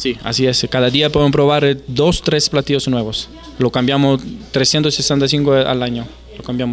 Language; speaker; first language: Spanish; non-native, fluent; Italian